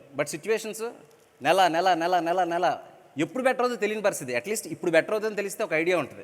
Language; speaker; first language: Telugu; native; Telugu